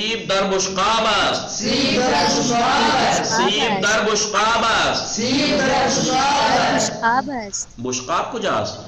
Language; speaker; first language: Persian; non-native, fluent; Urdu